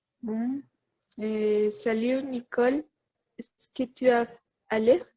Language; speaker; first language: French; non-native, learner; Spanish